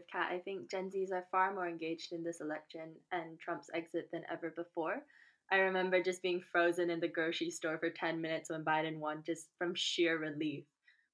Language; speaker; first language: English; non-native, local second language; Chinese